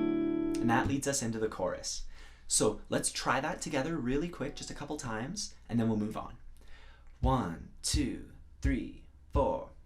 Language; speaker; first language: English; native; English